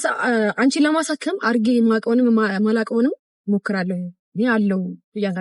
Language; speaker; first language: Amharic; native; Amharic